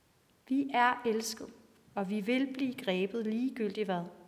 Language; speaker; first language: Danish; native; Danish